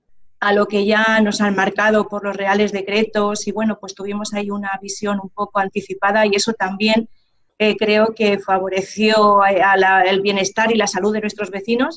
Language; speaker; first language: Spanish; native; Spanish